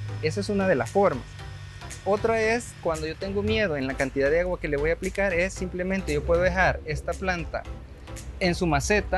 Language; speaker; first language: Spanish; native; Spanish